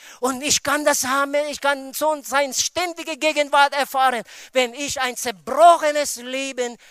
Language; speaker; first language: German; non-native, fluent; Filipino